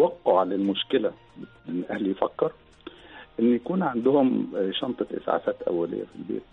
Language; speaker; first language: Arabic; native; Arabic